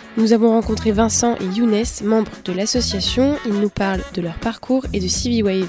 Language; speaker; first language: French; native; French